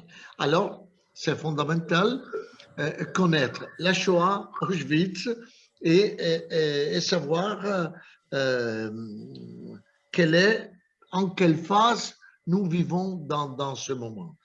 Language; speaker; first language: French; non-native, fluent; Italian